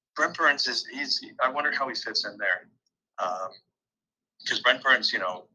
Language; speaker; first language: English; native; English